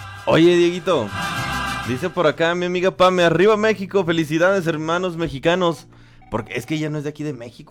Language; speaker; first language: Spanish; native; Spanish